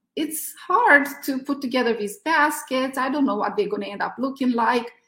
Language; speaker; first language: English; non-native, fluent; Romanian